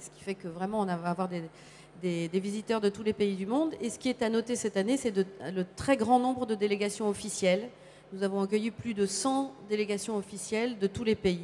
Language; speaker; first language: French; native; French